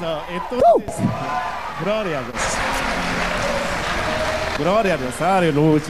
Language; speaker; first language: Portuguese; non-native, learner; Haitian Creole